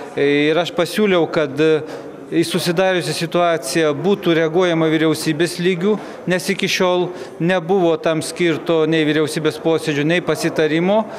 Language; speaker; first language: Lithuanian; native; Lithuanian